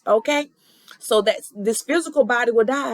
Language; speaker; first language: English; native; English